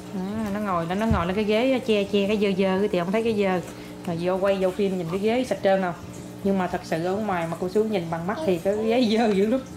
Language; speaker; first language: Vietnamese; native; Vietnamese